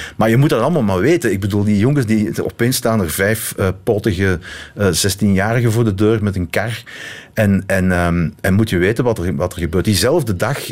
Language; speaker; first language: Dutch; native; Dutch